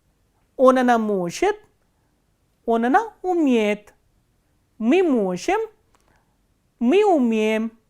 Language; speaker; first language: Russian; non-native, fluent; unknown